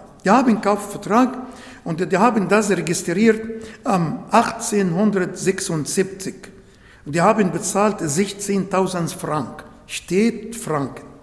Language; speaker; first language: German; non-native, fluent; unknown